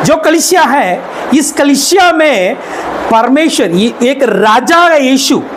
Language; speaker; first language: Hindi; non-native, local second language; Tamil